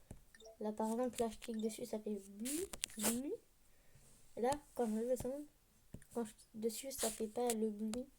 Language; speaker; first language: French; native; French